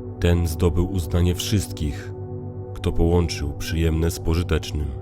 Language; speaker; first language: Polish; native; Polish